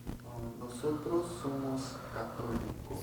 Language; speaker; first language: Spanish; non-native, learner; Korean